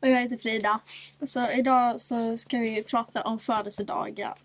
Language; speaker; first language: Swedish; native; Swedish